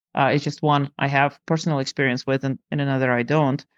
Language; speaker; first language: English; non-native, fluent; Lithuanian